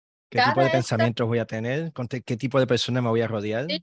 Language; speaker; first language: Spanish; native; Spanish